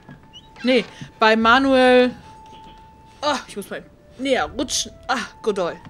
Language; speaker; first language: German; native; German